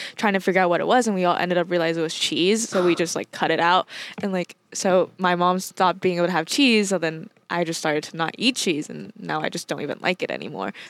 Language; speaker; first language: English; early bilingual, other home language; Chinese